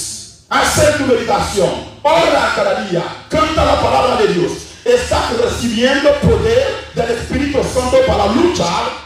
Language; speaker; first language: Spanish; non-native, learner; Haitian Creole